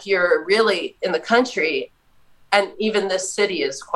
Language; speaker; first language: English; native; English